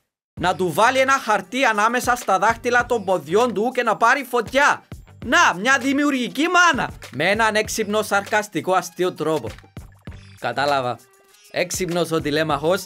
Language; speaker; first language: Greek; native; Greek